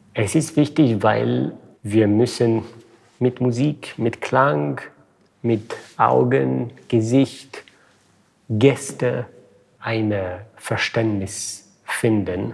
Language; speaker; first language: German; non-native, fluent; French